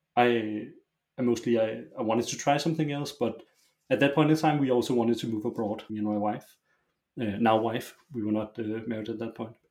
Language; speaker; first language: English; non-native, fluent; Danish